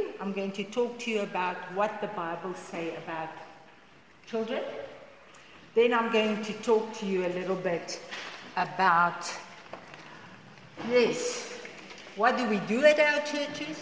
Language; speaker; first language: English; non-native, local second language; Afrikaans